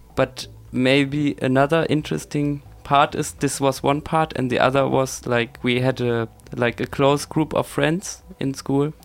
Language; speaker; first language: English; non-native, fluent; German